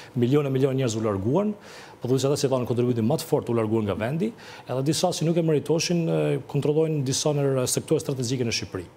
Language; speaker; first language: Albanian; early bilingual, heritage; Albanian